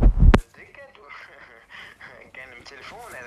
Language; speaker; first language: Danish; non-native, learner; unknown